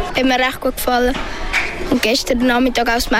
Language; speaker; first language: German; native; German